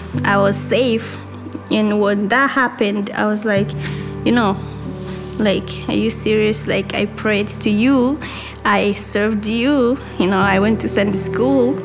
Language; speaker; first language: English; non-native, local second language; Rundi